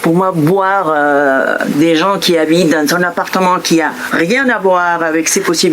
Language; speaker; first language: French; non-native, fluent; Spanish